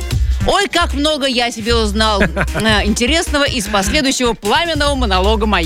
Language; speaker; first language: Russian; native; Russian